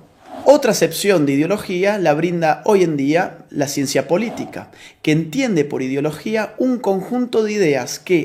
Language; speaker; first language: Spanish; native; Spanish